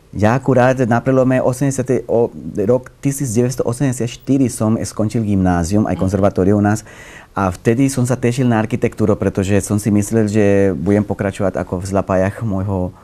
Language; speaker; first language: Slovak; non-native, fluent; Spanish